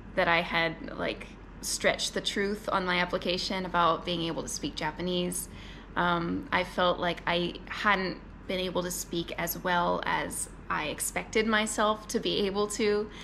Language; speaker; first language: English; native; English